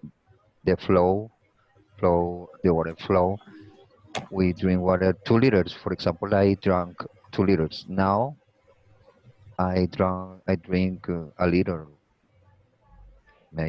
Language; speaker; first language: English; non-native, learner; Spanish